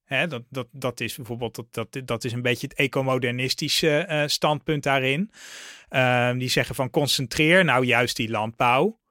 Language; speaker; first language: Dutch; native; Dutch